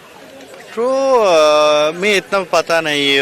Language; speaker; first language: Hindi; non-native, learner; Bangla